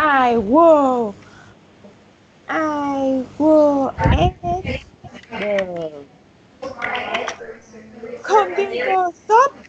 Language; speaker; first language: English; non-native, learner; Vietnamese